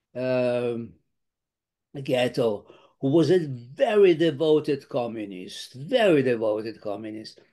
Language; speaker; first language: English; non-native, fluent; Lithuanian